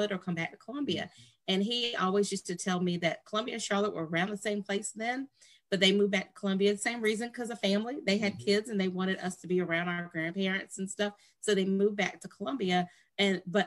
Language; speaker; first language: English; native; English